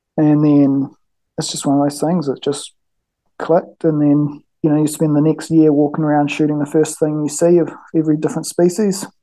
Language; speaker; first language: English; native; English